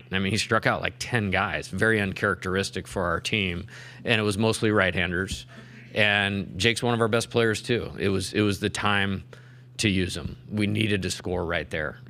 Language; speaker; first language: English; native; English